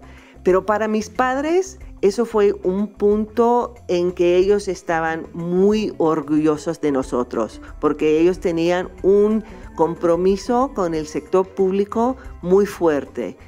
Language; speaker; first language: Spanish; non-native, fluent; English